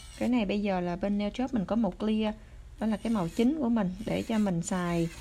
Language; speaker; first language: Vietnamese; early bilingual, other home language; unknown